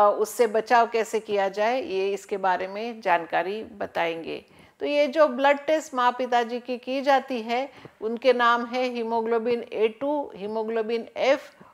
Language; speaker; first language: Hindi; non-native, local second language; Marathi